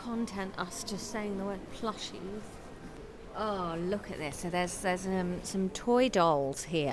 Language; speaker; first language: English; native; English